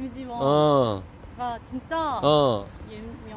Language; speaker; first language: Korean; non-native, learner; Japanese